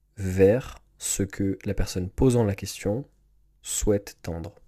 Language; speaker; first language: French; native; French